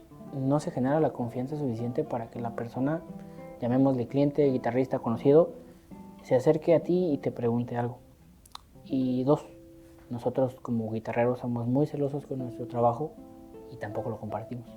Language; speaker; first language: Spanish; native; Spanish